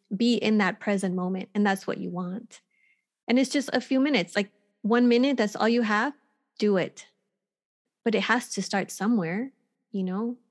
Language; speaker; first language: English; native; English